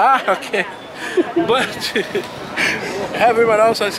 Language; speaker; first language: English; non-native, learner; Portuguese